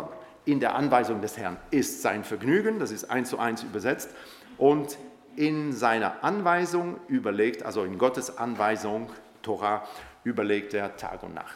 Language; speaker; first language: German; non-native, local second language; French